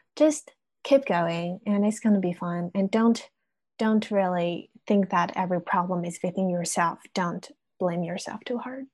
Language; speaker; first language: English; non-native, fluent; Chinese